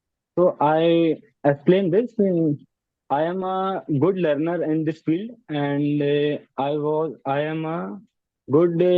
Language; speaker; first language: English; non-native, learner; Hindi